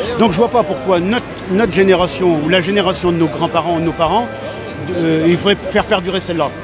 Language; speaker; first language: French; native; French